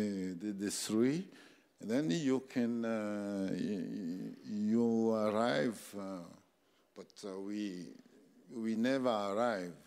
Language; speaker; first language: English; non-native, learner; French